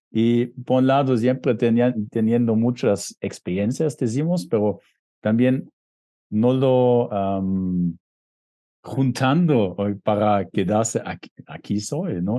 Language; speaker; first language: Spanish; non-native, fluent; German